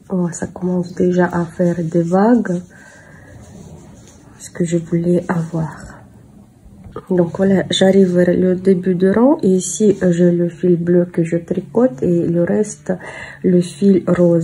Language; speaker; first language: French; non-native, fluent; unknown